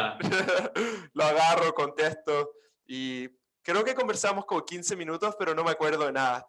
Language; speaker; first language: Spanish; non-native, fluent; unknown